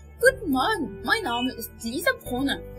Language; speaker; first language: German; non-native, learner; Arabic